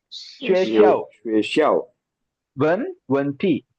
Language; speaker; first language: Chinese; non-native, fluent; Tamil